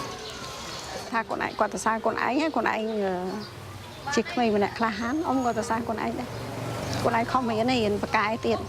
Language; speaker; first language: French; non-native, fluent; Khmer